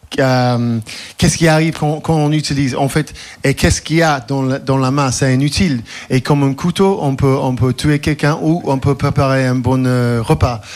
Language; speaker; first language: French; non-native, fluent; English